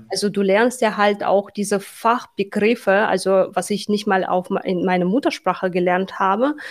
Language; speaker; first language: German; non-native, fluent; Russian